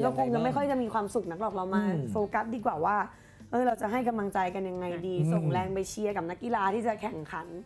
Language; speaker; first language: Thai; native; Thai